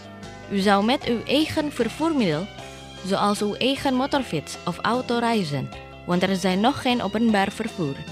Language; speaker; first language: Dutch; non-native, fluent; Indonesian